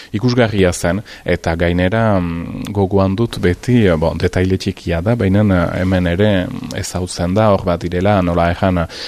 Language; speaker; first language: Basque; native; Basque